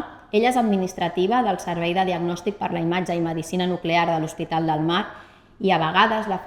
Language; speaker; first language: Catalan; native; Catalan